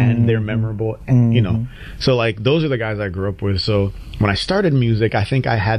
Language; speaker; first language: English; native; English